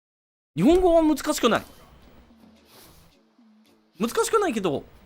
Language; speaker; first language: Japanese; non-native, learner; English